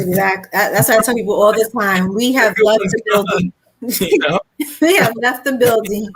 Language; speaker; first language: English; native; English